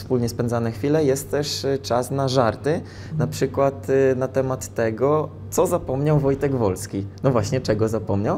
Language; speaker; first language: Polish; native; Polish